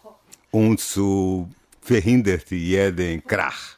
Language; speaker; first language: German; non-native, fluent; Portuguese